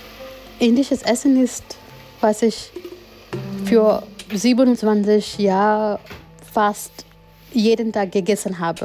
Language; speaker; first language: German; non-native, fluent; Gujarati